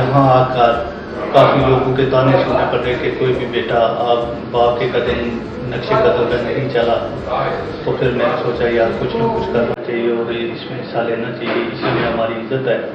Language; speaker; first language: Urdu; non-native, local second language; Pahari-Potwari